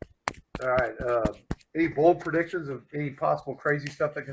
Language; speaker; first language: English; native; English